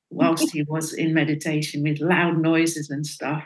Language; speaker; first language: English; non-native, fluent; Dutch